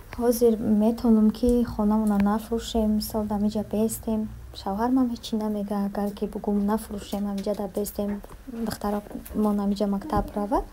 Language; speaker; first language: Tajik; early bilingual, heritage; Tajik